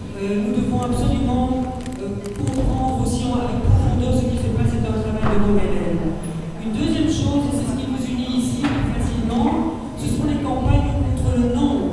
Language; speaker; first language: French; native; French